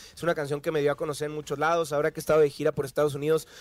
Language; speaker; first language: Spanish; native; Spanish